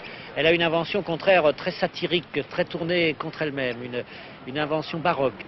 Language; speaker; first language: French; native; French